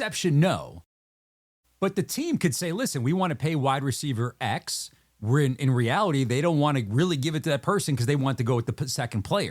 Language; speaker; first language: English; native; English